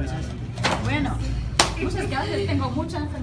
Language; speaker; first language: Spanish; non-native, learner; English